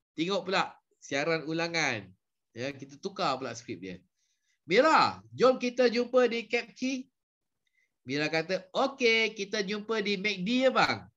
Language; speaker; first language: Malay; native; Malay